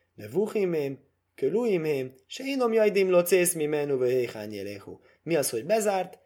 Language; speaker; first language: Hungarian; early bilingual, heritage; Hungarian